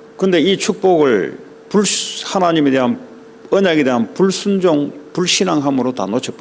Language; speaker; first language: Korean; native; Korean